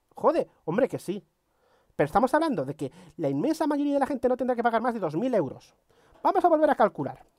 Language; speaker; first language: Spanish; native; Spanish